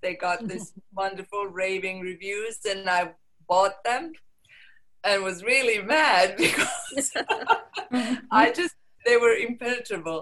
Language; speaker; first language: English; non-native, fluent; Serbian